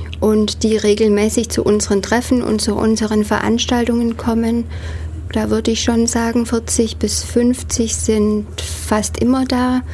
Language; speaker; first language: German; native; German